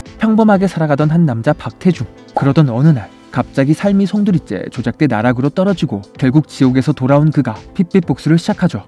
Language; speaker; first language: Korean; native; Korean